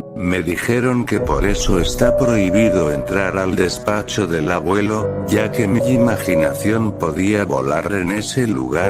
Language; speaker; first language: Spanish; native; Spanish